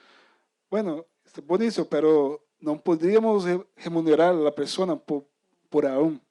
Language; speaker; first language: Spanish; non-native, fluent; Portuguese